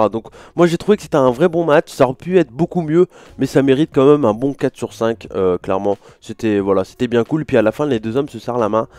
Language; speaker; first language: French; native; French